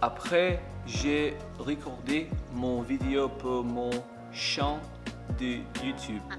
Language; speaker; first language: French; non-native, learner; English